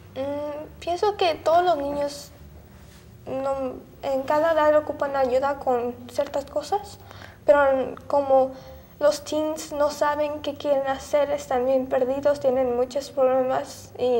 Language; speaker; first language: Spanish; early bilingual, heritage; Spanish